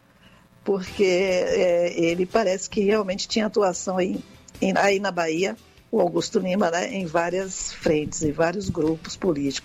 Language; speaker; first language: Portuguese; native; Portuguese